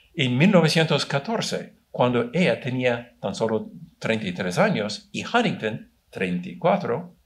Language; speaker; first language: Spanish; non-native, fluent; English